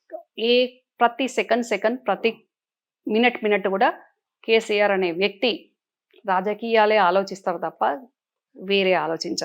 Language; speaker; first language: Telugu; native; Telugu